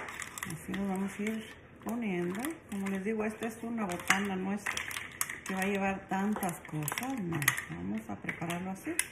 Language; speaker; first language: Spanish; native; Spanish